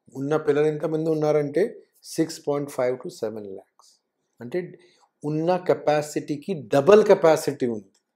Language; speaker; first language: Telugu; non-native, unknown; Hindi